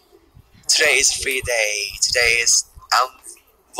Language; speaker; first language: English; non-native, learner; Thai